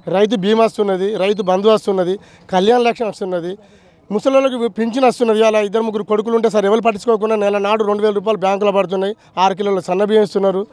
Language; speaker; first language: Telugu; native; Telugu